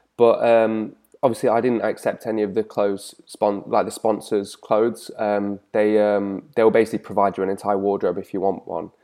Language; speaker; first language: English; native; English